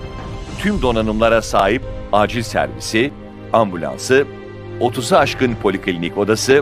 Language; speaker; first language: Turkish; native; Turkish